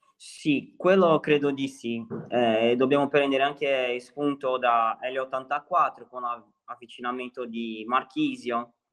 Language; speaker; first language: Italian; non-native, fluent; Portuguese